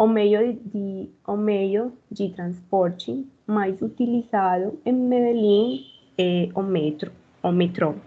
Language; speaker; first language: Portuguese; non-native, learner; Spanish